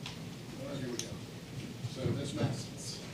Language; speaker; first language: English; native; English